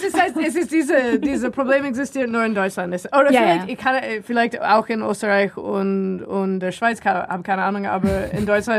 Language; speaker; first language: German; non-native, learner; English